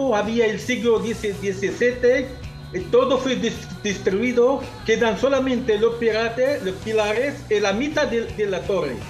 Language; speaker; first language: Spanish; non-native, fluent; Arabic